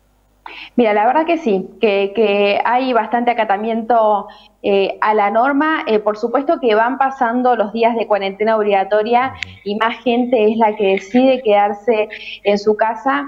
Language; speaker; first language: Spanish; native; Spanish